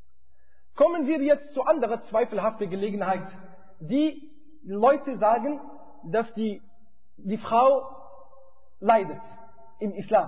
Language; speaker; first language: German; non-native, fluent; Arabic